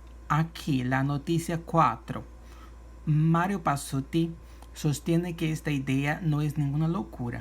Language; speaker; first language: Spanish; non-native, fluent; Portuguese